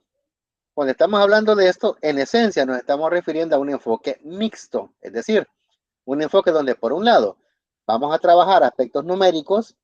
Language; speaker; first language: Spanish; native; Spanish